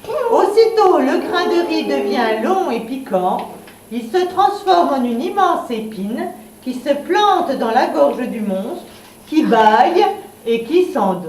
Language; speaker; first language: French; native; French